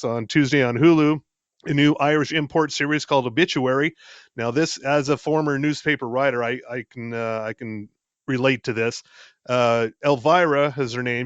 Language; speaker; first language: English; native; English